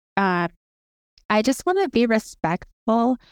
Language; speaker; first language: English; native; English